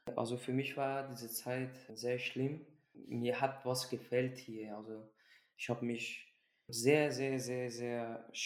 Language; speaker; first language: German; early bilingual, other home language; Persian